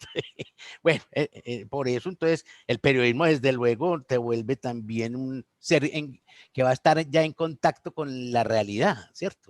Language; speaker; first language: Spanish; native; Spanish